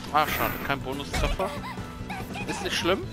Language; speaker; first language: German; native; German